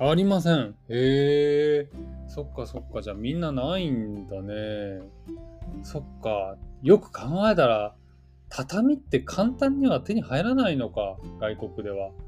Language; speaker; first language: Japanese; native; Japanese